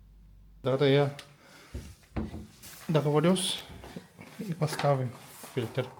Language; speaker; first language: Russian; non-native, learner; Korean